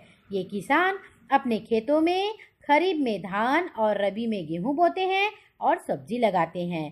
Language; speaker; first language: Hindi; native; Hindi